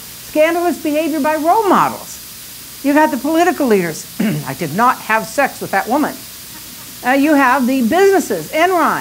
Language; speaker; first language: English; native; English